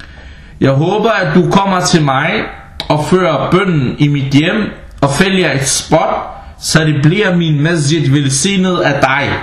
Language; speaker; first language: Danish; non-native, fluent; Arabic